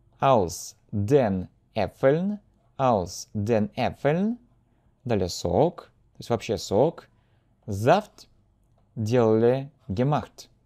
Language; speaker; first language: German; non-native, fluent; Russian